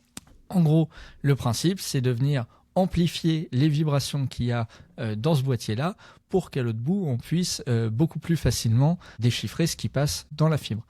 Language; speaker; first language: French; native; French